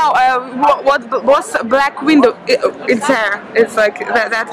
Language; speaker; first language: English; non-native, learner; Ukrainian